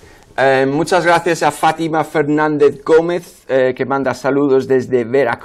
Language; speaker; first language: Spanish; non-native, fluent; English